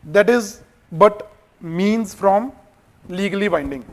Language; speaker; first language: English; non-native, local second language; Punjabi